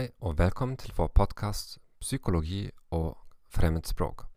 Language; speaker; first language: Norwegian; non-native, learner; German